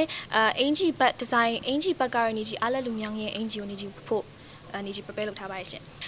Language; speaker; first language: Burmese; native; Burmese